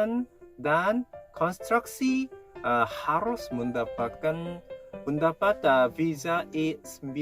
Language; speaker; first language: Indonesian; non-native, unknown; Korean